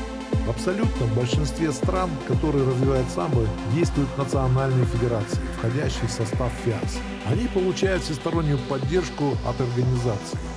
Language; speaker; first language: Russian; native; Russian